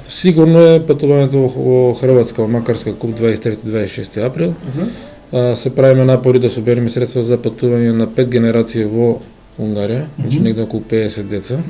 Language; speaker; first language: Macedonian; native; Macedonian